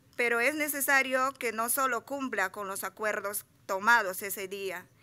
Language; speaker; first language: Spanish; native; Spanish